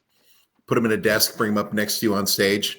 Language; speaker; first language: English; native; English